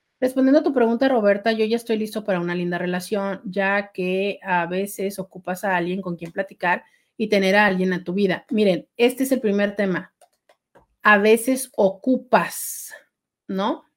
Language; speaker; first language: Spanish; native; Spanish